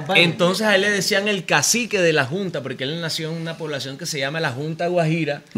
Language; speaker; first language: Spanish; native; Spanish